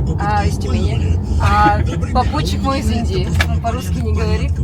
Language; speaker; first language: Russian; native; Russian